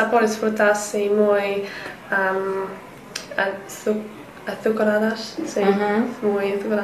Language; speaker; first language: Spanish; non-native, learner; English